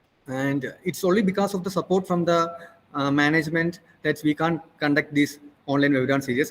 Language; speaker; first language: English; non-native, local second language; Malayalam